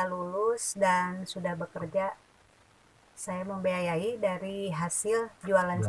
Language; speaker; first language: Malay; non-native, local second language; Sundanese